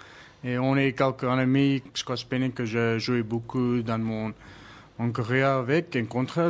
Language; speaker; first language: French; non-native, learner; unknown